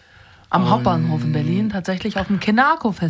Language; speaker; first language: German; native; German